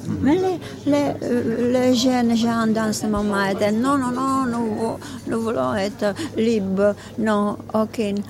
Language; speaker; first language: French; non-native, learner; Czech